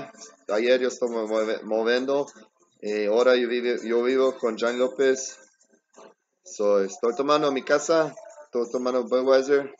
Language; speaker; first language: Spanish; early bilingual, heritage; English